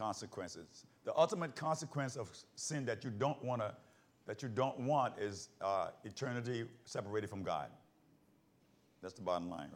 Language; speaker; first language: English; native; English